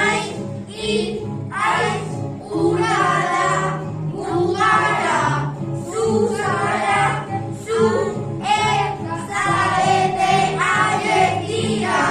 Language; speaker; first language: Basque; non-native, learner; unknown